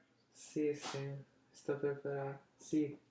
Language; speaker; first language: Italian; early bilingual, heritage; English